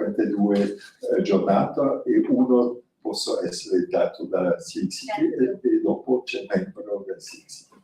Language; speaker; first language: Italian; non-native, fluent; French